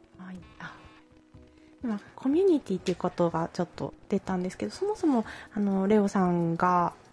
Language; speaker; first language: Japanese; native; Japanese